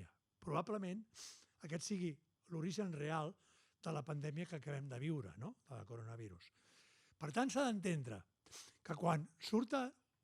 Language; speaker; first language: Catalan; native; Catalan